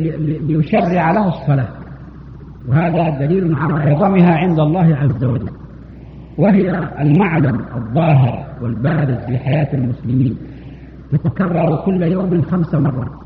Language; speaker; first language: Arabic; native; Arabic